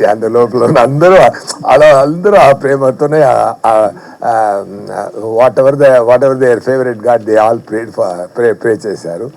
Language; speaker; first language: Telugu; non-native, fluent; Tamil